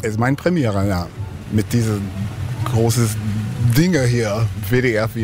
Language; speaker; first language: German; non-native, fluent; English